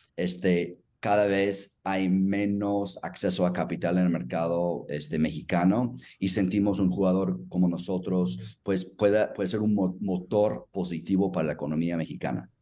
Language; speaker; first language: Spanish; non-native, fluent; English